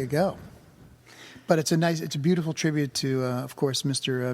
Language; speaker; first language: English; native; English